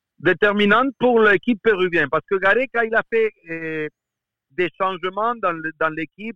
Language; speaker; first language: French; non-native, fluent; Spanish